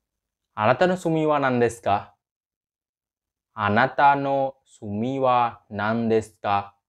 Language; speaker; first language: Japanese; non-native, fluent; Hindi